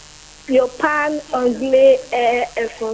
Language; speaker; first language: French; non-native, learner; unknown